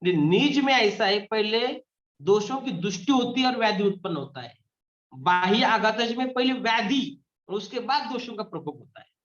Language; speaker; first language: Hindi; non-native, local second language; Marathi